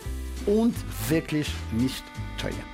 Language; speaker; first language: German; non-native, fluent; French